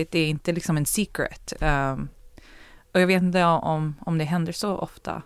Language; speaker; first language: Swedish; early bilingual, heritage; Swedish